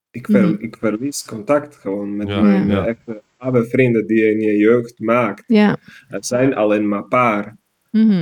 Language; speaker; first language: Dutch; non-native, fluent; Slovak